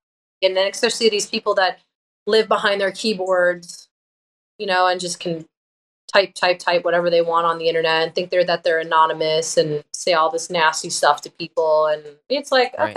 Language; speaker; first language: English; native; English